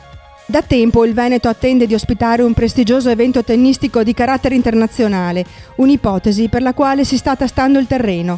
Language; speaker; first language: Italian; native; Italian